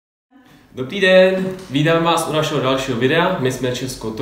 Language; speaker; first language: Czech; native; Czech